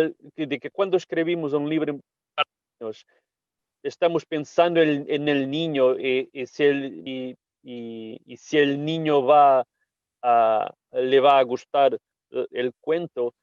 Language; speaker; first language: Spanish; non-native, fluent; Portuguese